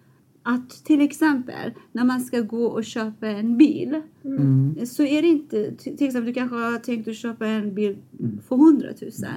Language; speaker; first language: Swedish; non-native, fluent; Persian